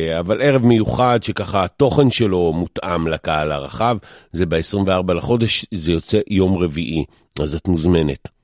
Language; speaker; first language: Hebrew; native; Hebrew